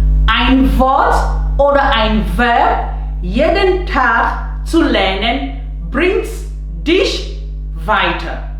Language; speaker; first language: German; non-native, fluent; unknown